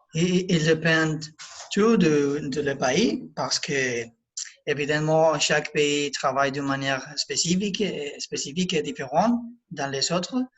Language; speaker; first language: French; non-native, learner; Spanish